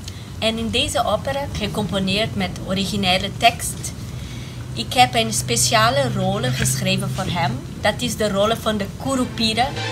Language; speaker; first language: Dutch; non-native, fluent; Portuguese